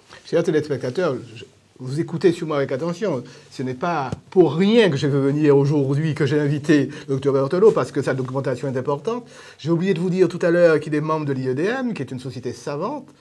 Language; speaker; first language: French; native; French